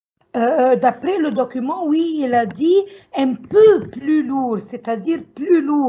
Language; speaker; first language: French; non-native, learner; Arabic